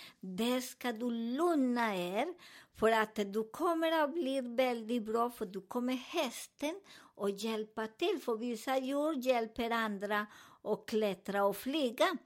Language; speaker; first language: Swedish; non-native, learner; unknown